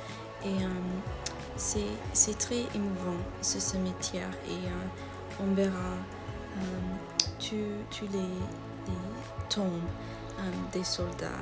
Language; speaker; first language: French; non-native, learner; English